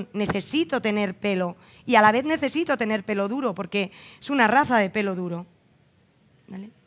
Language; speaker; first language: Spanish; native; Spanish